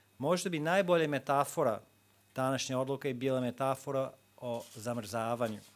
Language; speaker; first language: Croatian; non-native, fluent; English